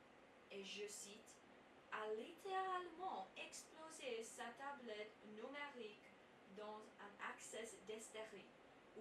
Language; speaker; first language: French; non-native, learner; English